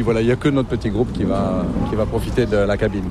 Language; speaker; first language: French; non-native, fluent; Finnish